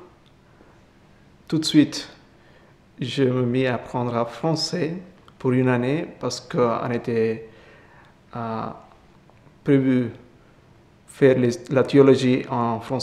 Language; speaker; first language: French; non-native, fluent; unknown